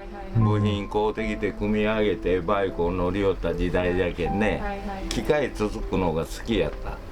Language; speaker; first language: Japanese; native; Japanese